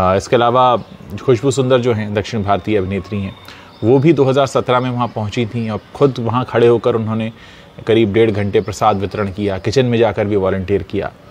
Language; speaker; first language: Hindi; native; Hindi